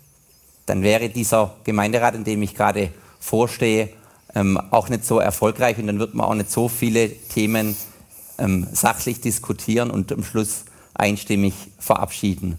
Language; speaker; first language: German; native; German